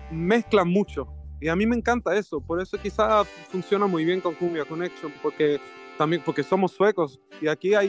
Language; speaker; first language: Spanish; non-native, fluent; Swedish